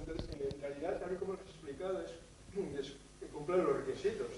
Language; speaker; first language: Spanish; native; Spanish